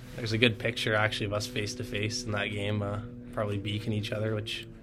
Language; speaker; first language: English; native; English